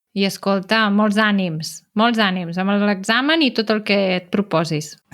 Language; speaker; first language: Catalan; native; Catalan